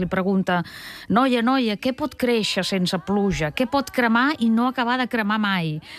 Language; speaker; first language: Catalan; non-native, fluent; Russian